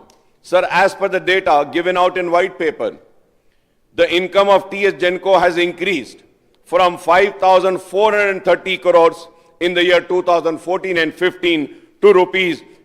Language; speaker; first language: English; non-native, local second language; Urdu